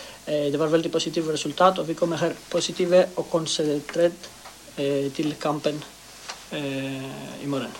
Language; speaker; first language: Norwegian; non-native, learner; Greek